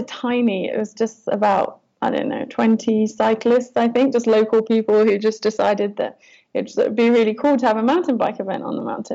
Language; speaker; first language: English; native; English